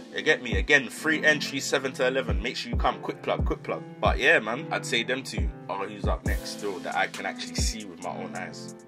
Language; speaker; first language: English; native; English